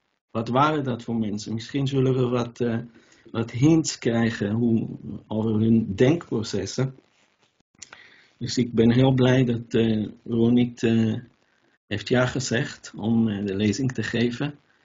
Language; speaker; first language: Dutch; native; Dutch